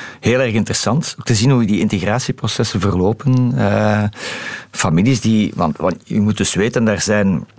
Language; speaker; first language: Dutch; native; Dutch